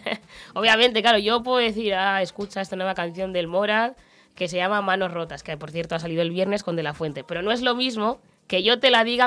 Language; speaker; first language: Spanish; native; Spanish